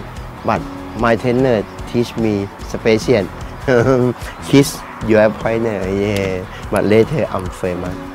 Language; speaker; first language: English; non-native, learner; Thai